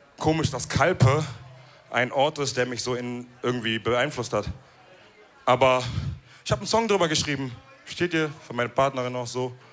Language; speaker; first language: German; early bilingual, other home language; Wolof